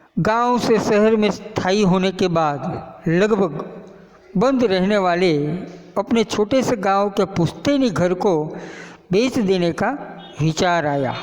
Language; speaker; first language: Hindi; non-native, local second language; Gujarati